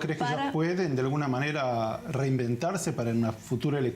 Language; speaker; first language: Spanish; native; Spanish